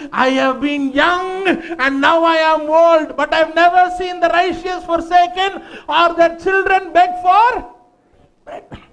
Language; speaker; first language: English; non-native, local second language; Tamil